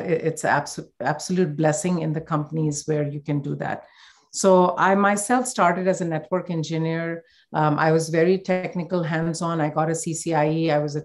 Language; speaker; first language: English; non-native, local second language; Hindi